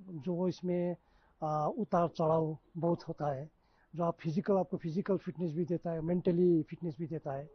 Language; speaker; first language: Hindi; non-native, local second language; Nepali